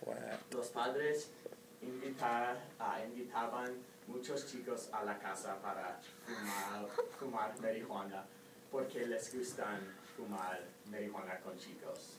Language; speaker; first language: Spanish; non-native, learner; English